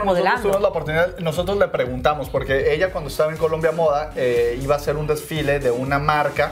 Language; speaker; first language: Spanish; native; Spanish